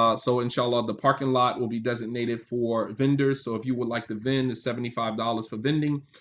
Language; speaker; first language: English; native; English